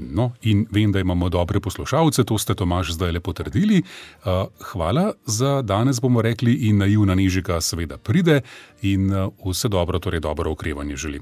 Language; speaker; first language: Slovenian; native; Slovenian